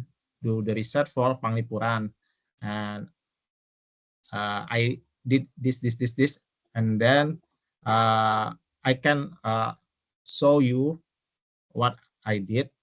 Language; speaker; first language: English; non-native, local second language; Indonesian